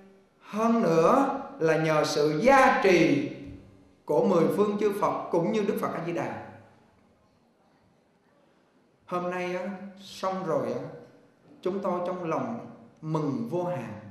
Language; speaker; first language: Vietnamese; native; Vietnamese